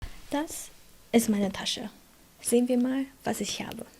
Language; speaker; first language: German; non-native, fluent; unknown